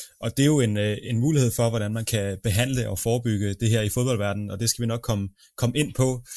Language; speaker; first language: Danish; native; Danish